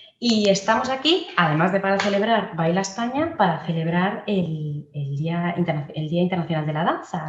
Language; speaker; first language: Spanish; native; Spanish